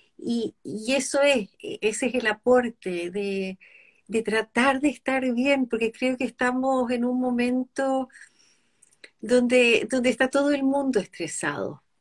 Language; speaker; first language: Spanish; native; Spanish